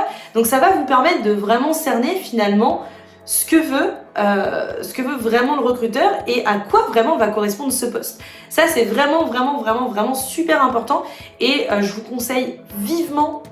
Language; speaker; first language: French; native; French